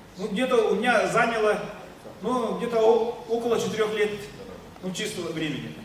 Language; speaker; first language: Russian; non-native, local second language; Yakut